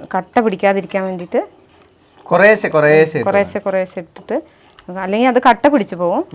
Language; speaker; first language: Malayalam; non-native, local second language; Kannada